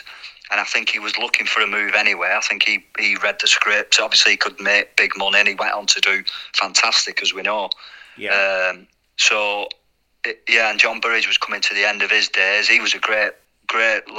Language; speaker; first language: English; native; English